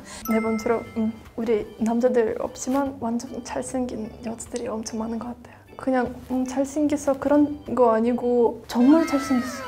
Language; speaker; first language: Korean; non-native, fluent; Russian